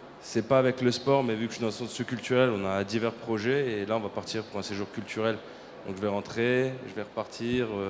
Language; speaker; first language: French; native; French